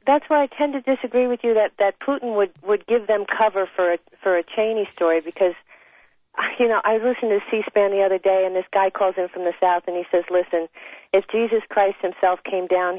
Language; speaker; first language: English; native; English